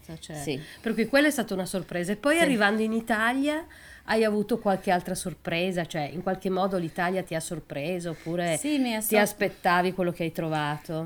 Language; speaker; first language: Italian; native; Italian